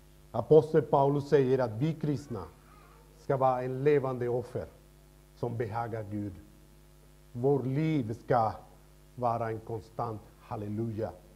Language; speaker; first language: Swedish; non-native, fluent; Spanish